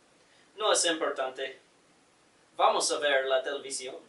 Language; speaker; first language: Spanish; non-native, learner; English